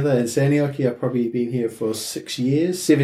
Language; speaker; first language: English; native; English